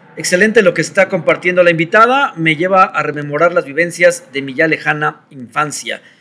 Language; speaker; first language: Spanish; native; Spanish